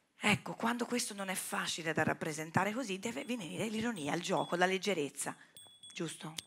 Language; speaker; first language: Italian; native; Italian